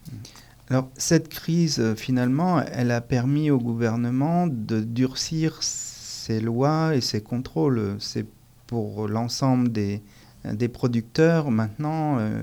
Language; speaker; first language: French; native; French